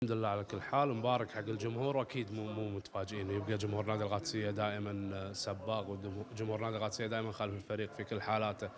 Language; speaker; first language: Arabic; native; Arabic